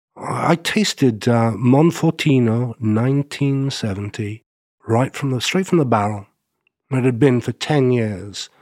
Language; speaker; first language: English; native; English